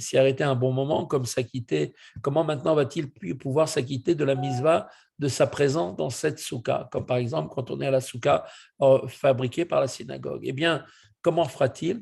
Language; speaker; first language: French; native; French